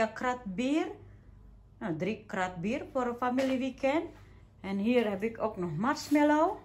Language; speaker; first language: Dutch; non-native, learner; Indonesian